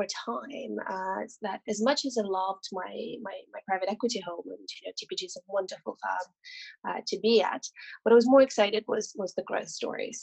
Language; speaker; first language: English; non-native, fluent; French